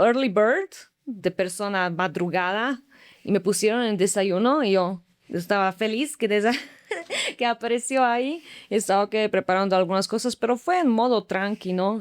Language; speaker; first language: Spanish; non-native, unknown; Slovak